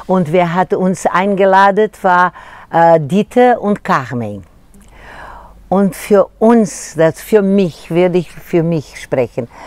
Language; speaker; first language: German; non-native, fluent; Portuguese